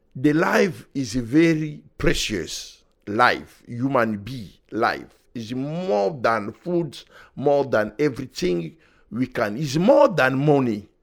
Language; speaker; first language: English; non-native, learner; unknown